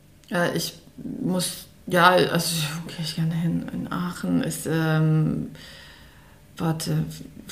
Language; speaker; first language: German; early bilingual, other home language; Russian